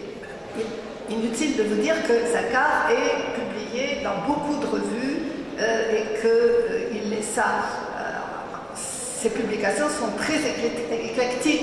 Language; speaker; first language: French; native; French